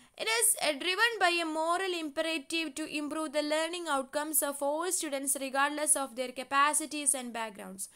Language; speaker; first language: English; non-native, local second language; Malayalam